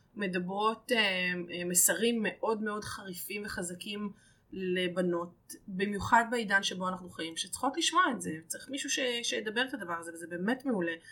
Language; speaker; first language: Hebrew; native; Hebrew